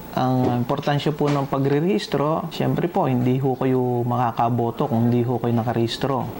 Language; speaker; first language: Filipino; native; Filipino